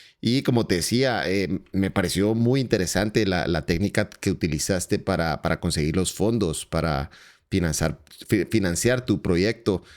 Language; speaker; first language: Spanish; native; Spanish